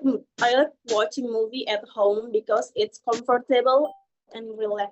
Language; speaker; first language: English; non-native, learner; Indonesian